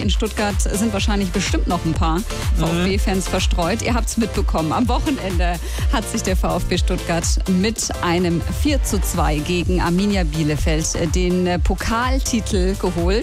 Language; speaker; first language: German; native; German